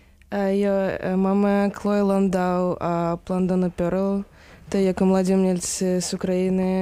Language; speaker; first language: Czech; non-native, fluent; Ukrainian